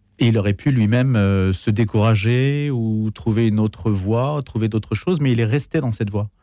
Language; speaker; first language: French; native; French